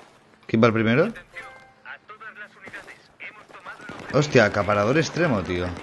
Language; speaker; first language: Spanish; native; Spanish